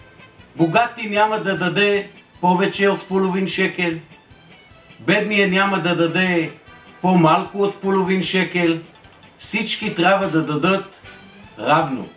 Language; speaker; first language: Bulgarian; non-native, fluent; Hebrew